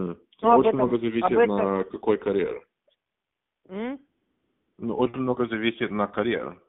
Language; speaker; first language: Russian; non-native, learner; English